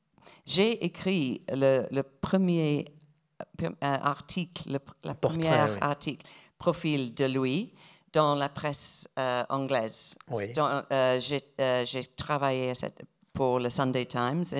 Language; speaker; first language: French; non-native, fluent; English